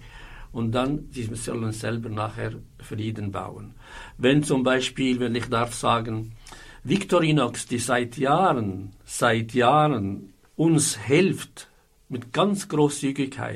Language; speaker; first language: German; non-native, fluent; Arabic